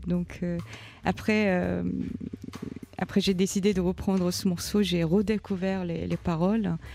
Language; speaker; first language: French; non-native, fluent; Korean